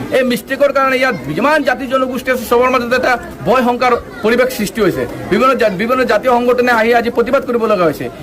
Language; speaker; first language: Assamese; non-native, local second language; Bangla